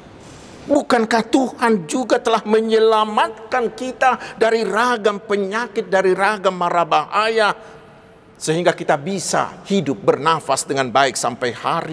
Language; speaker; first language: Indonesian; non-native, local second language; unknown